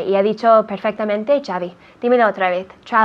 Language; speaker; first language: Spanish; non-native, fluent; English